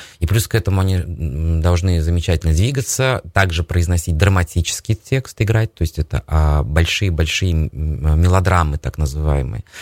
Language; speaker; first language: Russian; native; Russian